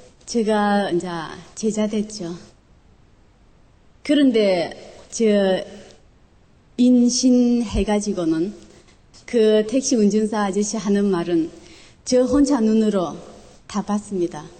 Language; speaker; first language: Korean; non-native, local second language; Chinese